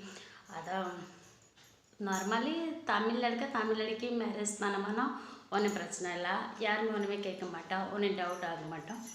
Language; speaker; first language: Tamil; non-native, local second language; Odia